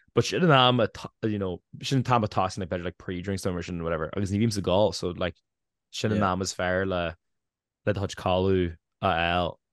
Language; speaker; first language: Irish; native; Irish